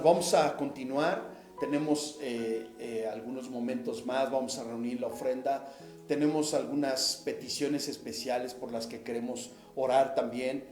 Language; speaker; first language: Spanish; native; Spanish